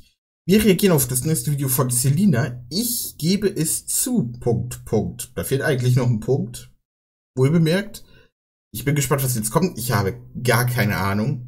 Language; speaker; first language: German; native; German